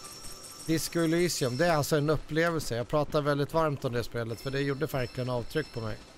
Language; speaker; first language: Swedish; native; Swedish